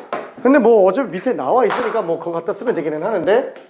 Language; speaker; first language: Korean; native; Korean